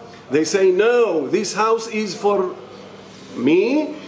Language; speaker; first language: English; non-native, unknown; Arabic